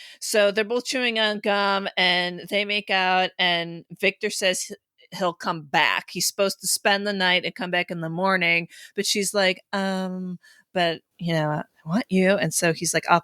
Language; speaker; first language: English; native; English